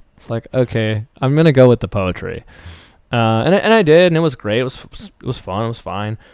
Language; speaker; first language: English; early bilingual, other home language; Persian